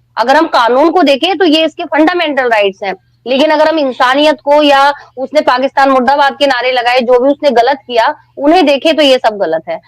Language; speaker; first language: Hindi; native; Hindi